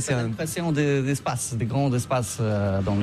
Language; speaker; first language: French; non-native, learner; Polish